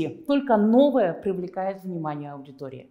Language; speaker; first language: Russian; native; Russian